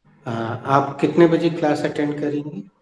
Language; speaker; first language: Hindi; native; Hindi